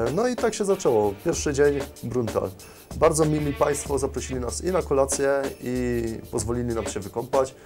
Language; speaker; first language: Polish; native; Polish